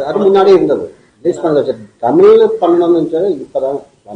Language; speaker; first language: Tamil; non-native, learner; Malayalam